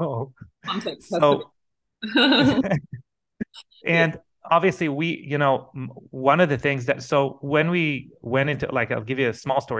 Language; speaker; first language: English; non-native, fluent; Hebrew